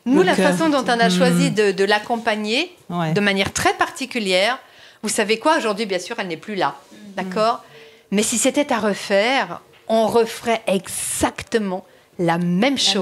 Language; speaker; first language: French; native; French